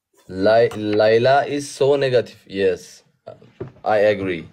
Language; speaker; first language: English; non-native, learner; Turkish